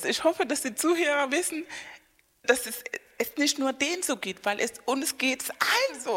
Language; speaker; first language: German; non-native, fluent; Spanish